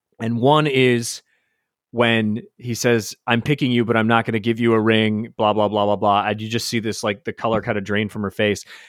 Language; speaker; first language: English; native; English